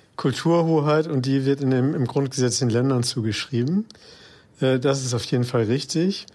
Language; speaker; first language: German; native; German